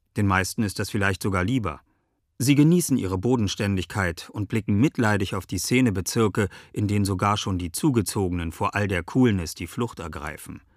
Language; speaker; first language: German; native; German